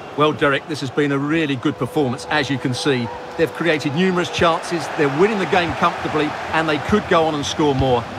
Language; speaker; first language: English; native; English